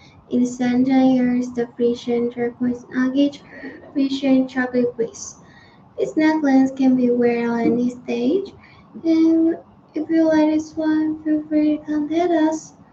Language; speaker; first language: English; non-native, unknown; Chinese